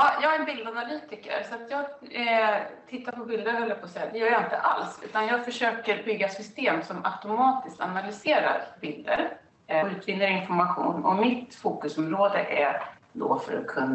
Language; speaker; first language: Swedish; native; Swedish